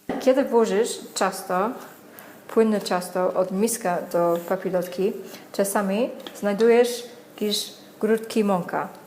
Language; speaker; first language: Polish; non-native, learner; English